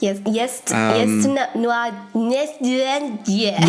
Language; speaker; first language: Polish; non-native, learner; English